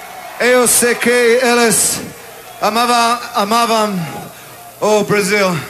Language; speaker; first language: Portuguese; non-native, learner; English